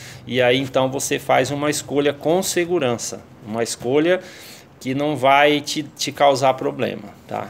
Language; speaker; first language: Portuguese; native; Portuguese